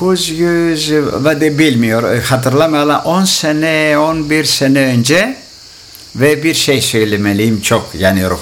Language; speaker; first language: Turkish; non-native, local second language; Greek